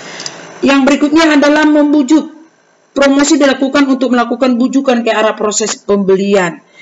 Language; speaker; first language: Indonesian; native; Indonesian